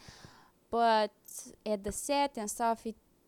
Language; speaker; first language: English; non-native, fluent; Romanian